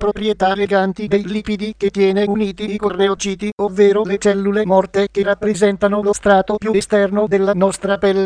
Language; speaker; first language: Italian; native; Italian